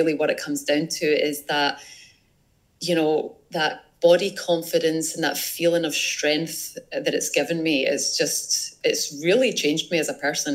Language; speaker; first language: English; native; English